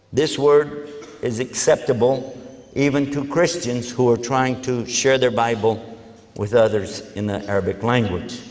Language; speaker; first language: English; native; English